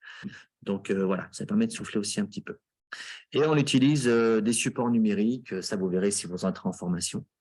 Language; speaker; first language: French; native; French